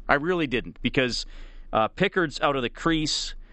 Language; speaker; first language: English; native; English